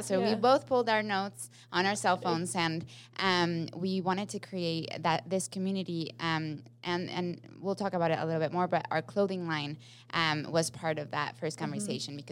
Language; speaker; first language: English; non-native, fluent; Spanish